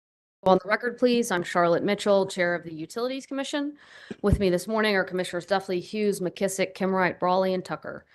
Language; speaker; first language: English; native; English